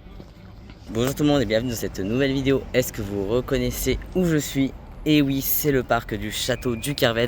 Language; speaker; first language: French; native; French